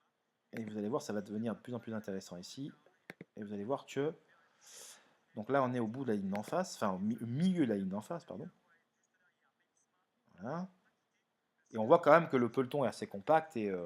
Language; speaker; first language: French; native; French